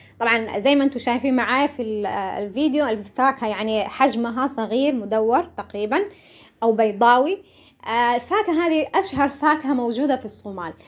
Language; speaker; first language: Arabic; non-native, local second language; Somali